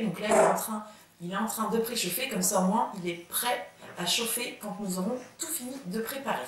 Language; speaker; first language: French; native; French